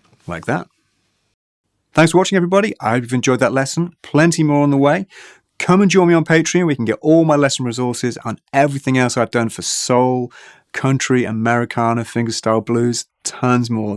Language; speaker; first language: English; native; English